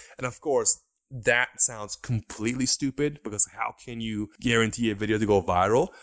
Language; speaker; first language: English; non-native, fluent; Persian